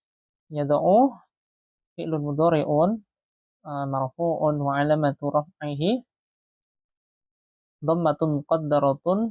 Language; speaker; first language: Arabic; non-native, fluent; Indonesian